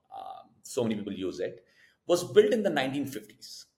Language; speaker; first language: English; non-native, local second language; Hindi